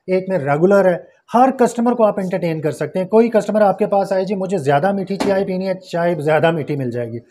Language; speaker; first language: Urdu; non-native, local second language; Punjabi